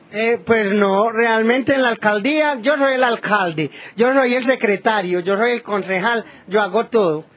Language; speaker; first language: Spanish; native; Spanish